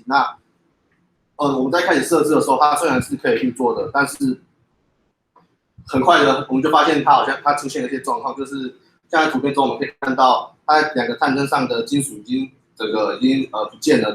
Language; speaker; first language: Chinese; native; Chinese